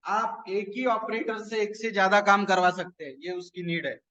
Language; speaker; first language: Hindi; non-native, local second language; Marathi